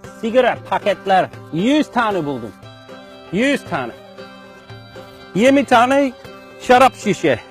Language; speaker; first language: Turkish; non-native, learner; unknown